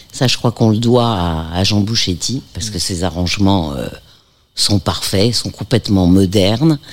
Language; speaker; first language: French; early bilingual, heritage; French